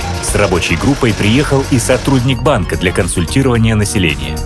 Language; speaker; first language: Russian; native; Russian